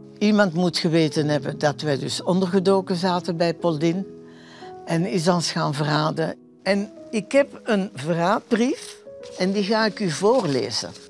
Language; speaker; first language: Dutch; early bilingual, other home language; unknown